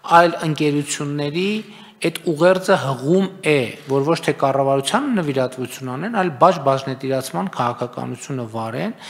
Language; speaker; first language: Armenian; native; Armenian